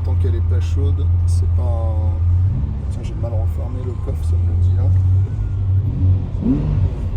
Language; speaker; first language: French; native; French